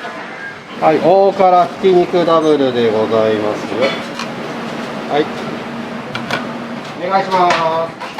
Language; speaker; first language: Japanese; native; Japanese